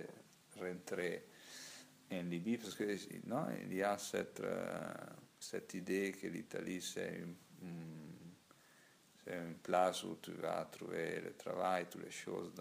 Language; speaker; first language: French; non-native, learner; Italian